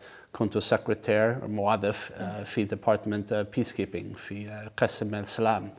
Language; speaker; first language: Arabic; non-native, learner; English